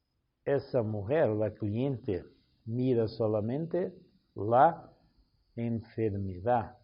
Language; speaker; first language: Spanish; non-native, learner; Portuguese